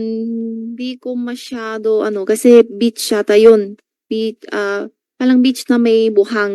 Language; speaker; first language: Filipino; non-native, learner; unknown